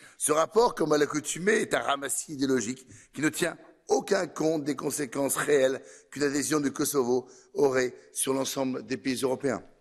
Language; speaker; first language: French; native; French